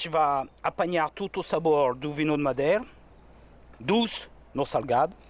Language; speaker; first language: Portuguese; non-native, fluent; French